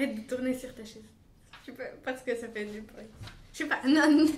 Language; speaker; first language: French; non-native, fluent; Bulgarian